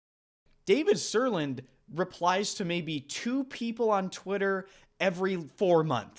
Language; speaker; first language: English; native; English